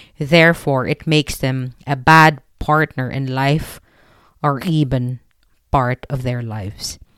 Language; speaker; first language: English; non-native, local second language; Filipino